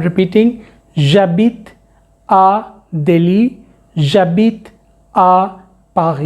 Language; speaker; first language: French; non-native, fluent; Hindi